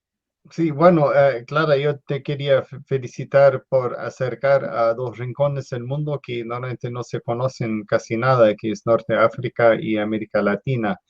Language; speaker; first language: Spanish; non-native, fluent; English